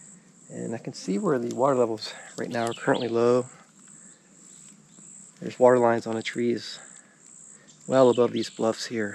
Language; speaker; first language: English; native; English